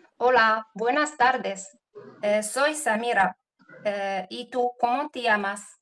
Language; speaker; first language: Spanish; non-native, learner; Arabic